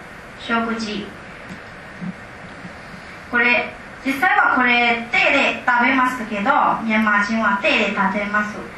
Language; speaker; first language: Japanese; non-native, learner; Burmese